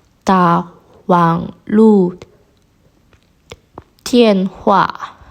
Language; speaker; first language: Chinese; non-native, fluent; Indonesian